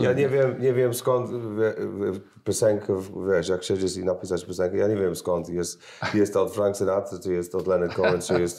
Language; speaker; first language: Polish; non-native, learner; English